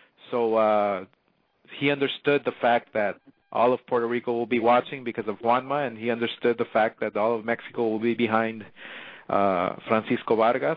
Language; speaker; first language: English; early bilingual, other home language; Spanish